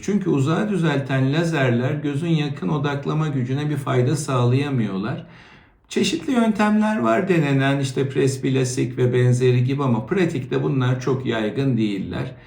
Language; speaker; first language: Turkish; native; Turkish